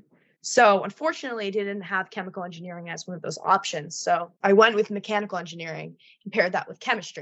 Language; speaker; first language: English; native; English